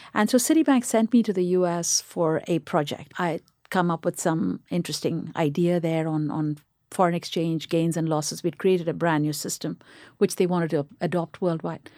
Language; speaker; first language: English; non-native, local second language; Tamil